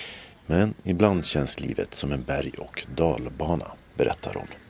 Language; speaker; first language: Swedish; native; Swedish